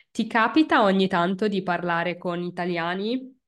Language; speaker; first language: Italian; native; Italian